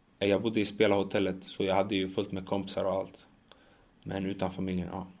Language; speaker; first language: Swedish; early bilingual, other home language; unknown